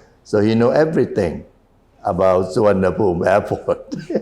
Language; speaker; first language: English; non-native, fluent; Thai